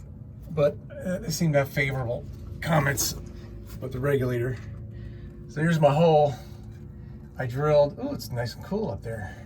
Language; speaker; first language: English; native; English